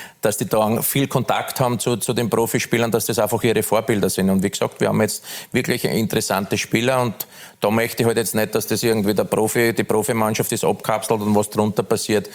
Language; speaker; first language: German; native; German